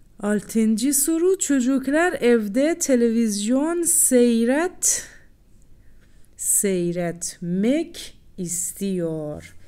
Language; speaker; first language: Turkish; non-native, fluent; Persian